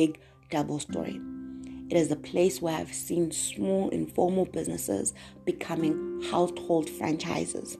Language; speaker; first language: English; non-native, local second language; Zulu